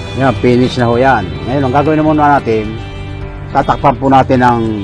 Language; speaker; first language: Filipino; native; Filipino